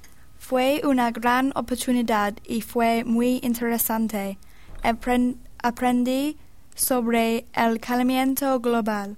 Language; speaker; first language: Spanish; non-native, learner; English